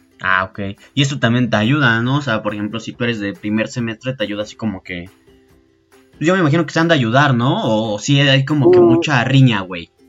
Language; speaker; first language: Spanish; native; Spanish